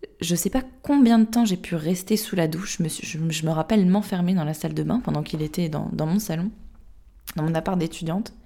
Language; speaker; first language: French; native; French